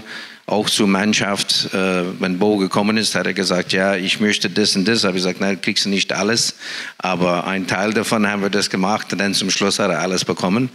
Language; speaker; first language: German; non-native, fluent; English